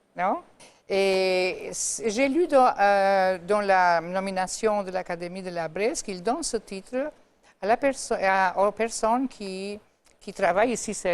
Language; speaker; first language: French; non-native, fluent; Albanian